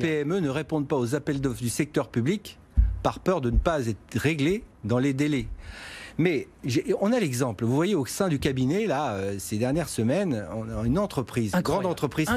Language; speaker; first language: French; native; French